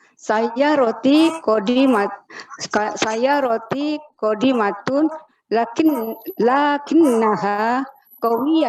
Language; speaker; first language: Arabic; non-native, learner; Indonesian